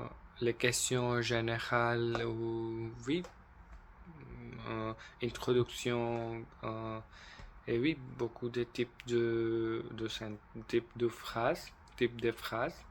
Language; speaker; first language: French; non-native, learner; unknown